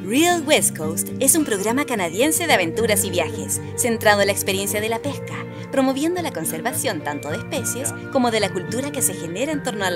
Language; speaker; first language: Spanish; native; Spanish